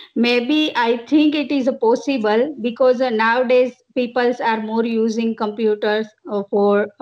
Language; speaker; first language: English; non-native, local second language; Gujarati